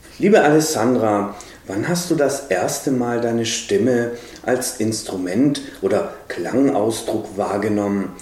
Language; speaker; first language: German; native; German